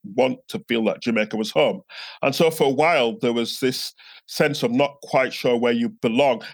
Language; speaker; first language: English; native; English